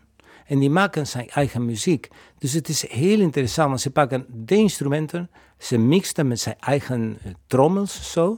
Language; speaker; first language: Dutch; non-native, fluent; Spanish